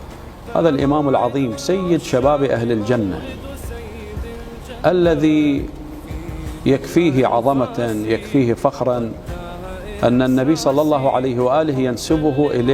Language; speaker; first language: Arabic; native; Arabic